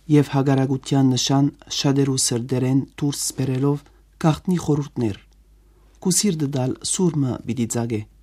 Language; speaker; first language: Armenian; native; Armenian